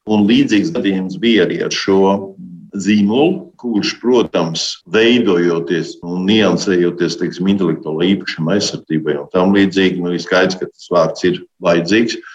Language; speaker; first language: Latvian; native; Latvian